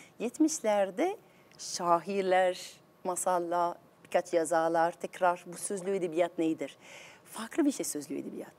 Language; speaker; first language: Turkish; non-native, fluent; French